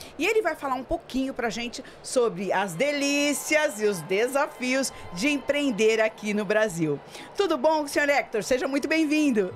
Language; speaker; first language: Portuguese; native; Portuguese